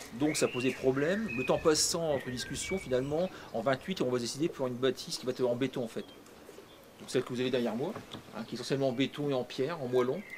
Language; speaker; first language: French; native; French